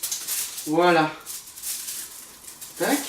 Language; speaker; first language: French; native; French